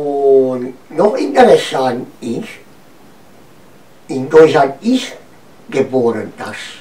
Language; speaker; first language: German; non-native, learner; Romanian